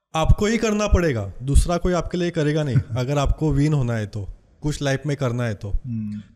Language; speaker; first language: Hindi; non-native, local second language; Marathi